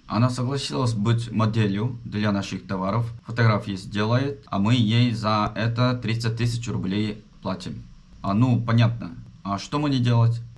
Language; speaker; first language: Russian; non-native, fluent; Korean